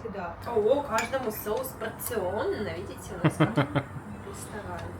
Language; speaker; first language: Russian; native; Russian